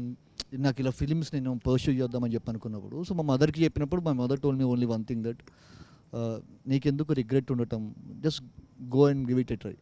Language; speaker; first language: Telugu; native; Telugu